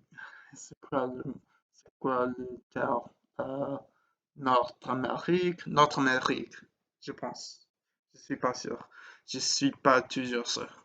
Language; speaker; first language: French; non-native, learner; English